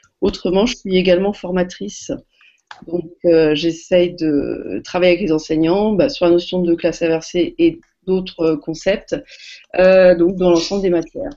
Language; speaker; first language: French; native; French